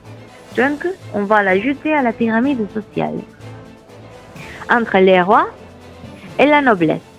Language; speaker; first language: French; non-native, learner; Spanish